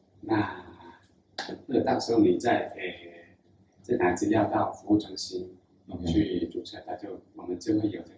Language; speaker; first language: Chinese; native; Chinese